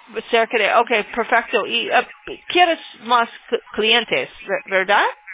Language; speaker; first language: Spanish; non-native, learner; English